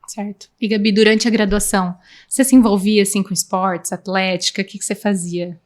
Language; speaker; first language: Portuguese; native; Portuguese